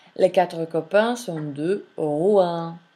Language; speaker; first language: French; non-native, fluent; English